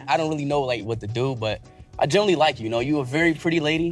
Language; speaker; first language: English; native; English